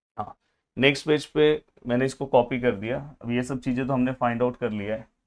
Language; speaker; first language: Hindi; non-native, local second language; Marathi